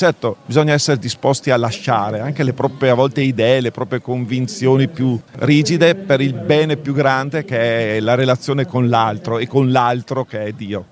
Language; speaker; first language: Italian; native; Italian